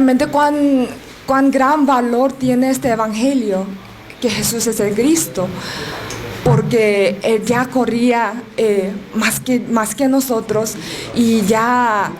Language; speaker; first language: Spanish; non-native, learner; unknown